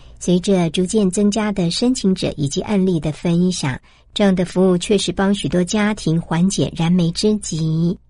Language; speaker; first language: Chinese; native; Chinese